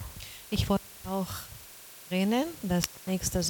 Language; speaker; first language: German; non-native, learner; Portuguese